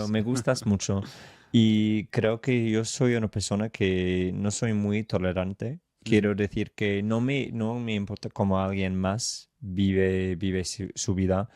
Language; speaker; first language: Spanish; non-native, fluent; English